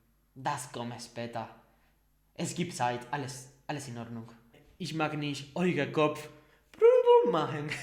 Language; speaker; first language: German; non-native, learner; Spanish